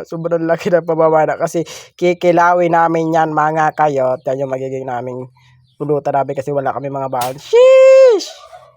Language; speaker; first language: Filipino; non-native, local second language; Masbatenyo